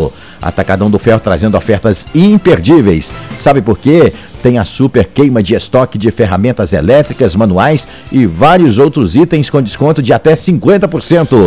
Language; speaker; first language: Portuguese; native; Portuguese